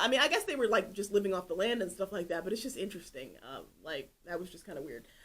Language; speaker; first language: English; native; English